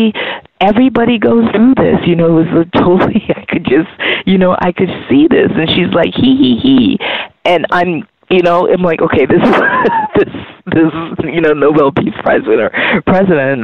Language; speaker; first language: English; native; English